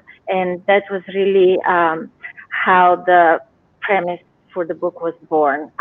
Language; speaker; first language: English; non-native, fluent; Bulgarian